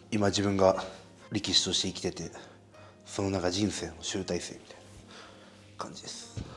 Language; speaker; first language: Japanese; native; Japanese